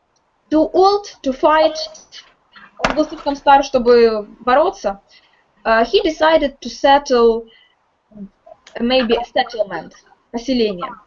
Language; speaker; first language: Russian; native; Russian